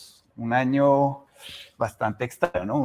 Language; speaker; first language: Spanish; native; Spanish